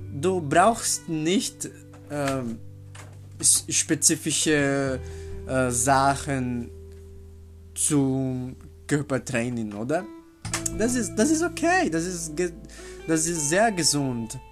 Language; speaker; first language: German; non-native, learner; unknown